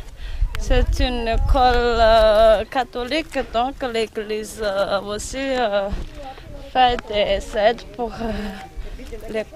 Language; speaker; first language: French; non-native, local second language; Malagasy